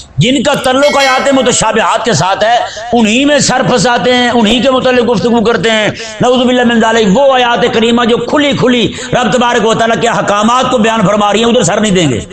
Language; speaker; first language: Urdu; native; Urdu